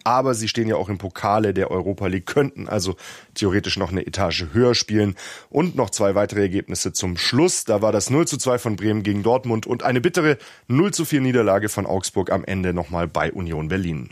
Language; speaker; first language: German; native; German